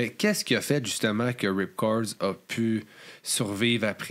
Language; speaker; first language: French; native; French